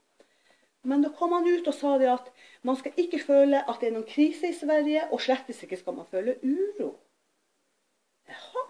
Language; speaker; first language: Norwegian; native; Norwegian